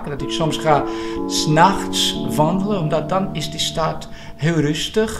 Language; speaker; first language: Dutch; non-native, fluent; Portuguese